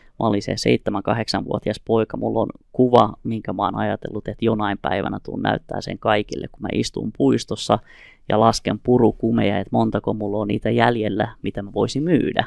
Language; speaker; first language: Finnish; early bilingual, other home language; Kurdish